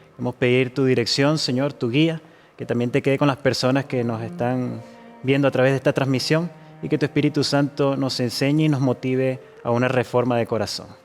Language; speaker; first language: Spanish; native; Spanish